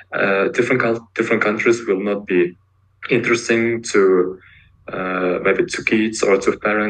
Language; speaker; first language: English; non-native, learner; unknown